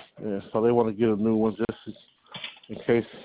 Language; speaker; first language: English; native; English